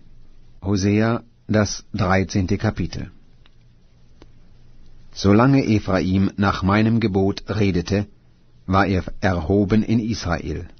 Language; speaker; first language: German; native; German